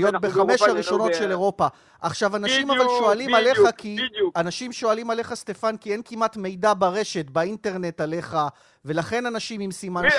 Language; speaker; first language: Hebrew; native; Hebrew